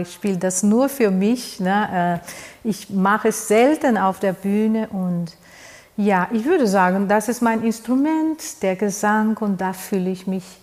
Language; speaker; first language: German; non-native, fluent; Portuguese